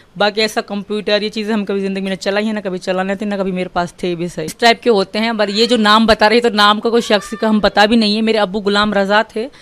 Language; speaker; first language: Urdu; non-native, local second language; Sindhi